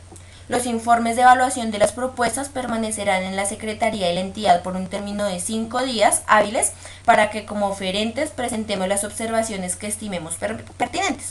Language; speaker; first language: Spanish; native; Spanish